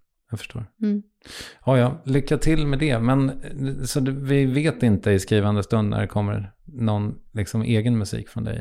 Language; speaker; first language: Swedish; native; Swedish